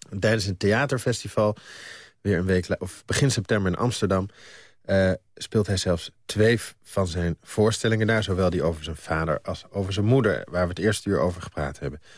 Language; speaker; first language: Dutch; native; Dutch